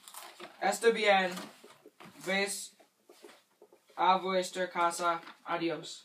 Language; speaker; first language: Spanish; non-native, learner; English